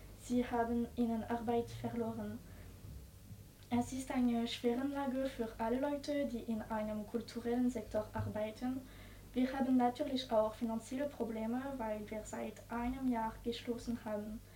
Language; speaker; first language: German; non-native, learner; French